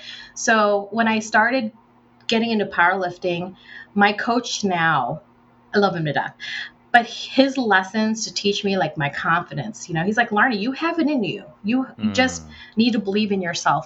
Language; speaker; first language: English; native; English